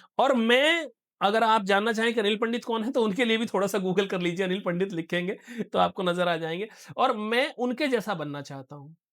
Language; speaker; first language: Hindi; native; Hindi